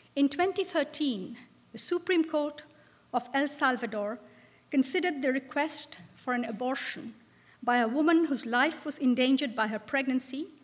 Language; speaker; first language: English; non-native, local second language; Bangla